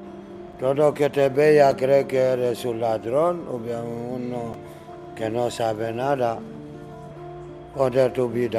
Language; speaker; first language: Spanish; non-native, learner; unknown